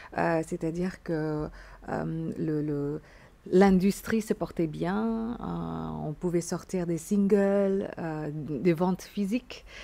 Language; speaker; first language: French; non-native, fluent; Indonesian